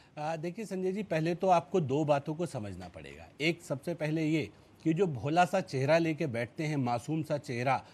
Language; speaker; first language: Hindi; native; Hindi